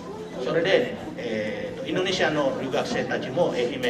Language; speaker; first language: Japanese; non-native, learner; Indonesian